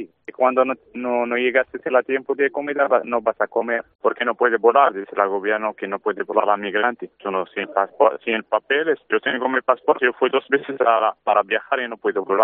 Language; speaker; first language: Spanish; non-native, learner; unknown